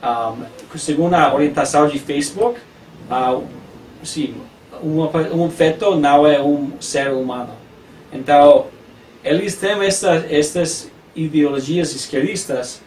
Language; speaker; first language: Portuguese; non-native, learner; English